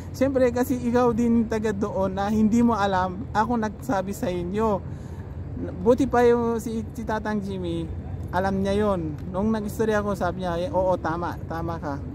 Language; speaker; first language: Filipino; non-native, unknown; Persian